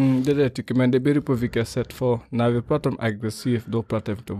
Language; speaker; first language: Swedish; non-native, fluent; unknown